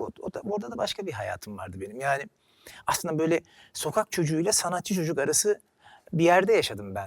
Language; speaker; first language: Turkish; native; Turkish